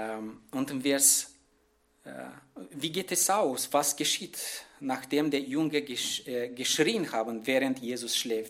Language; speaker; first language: German; non-native, fluent; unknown